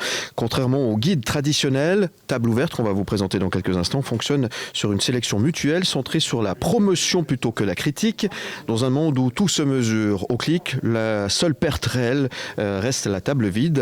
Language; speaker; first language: French; native; French